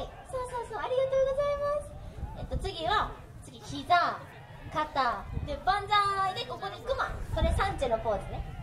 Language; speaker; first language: Japanese; native; Japanese